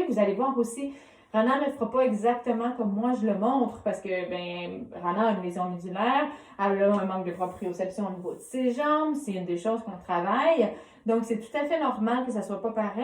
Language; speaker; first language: French; native; French